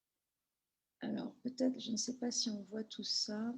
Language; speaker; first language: French; native; French